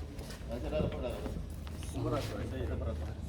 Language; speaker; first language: Hindi; native; Hindi